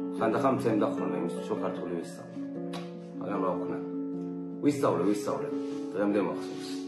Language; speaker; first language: Georgian; early bilingual, heritage; Georgian